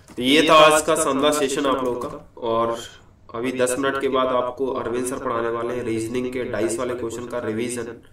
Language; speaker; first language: Hindi; native; Hindi